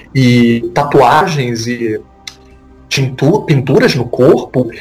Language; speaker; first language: Portuguese; native; Portuguese